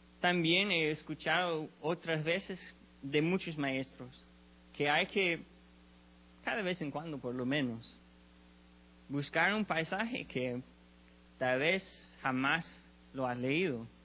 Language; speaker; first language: Spanish; non-native, learner; English